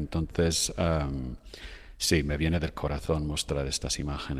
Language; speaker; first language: Spanish; non-native, fluent; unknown